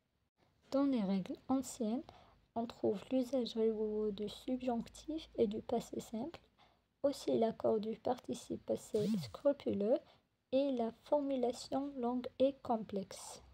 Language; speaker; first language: French; non-native, local second language; Arabic